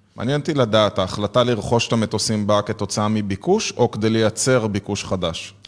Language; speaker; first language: Hebrew; native; Hebrew